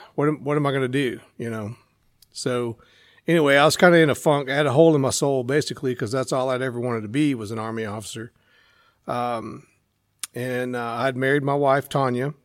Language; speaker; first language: English; native; English